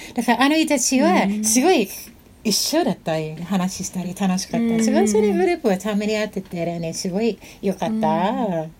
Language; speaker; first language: Japanese; non-native, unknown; English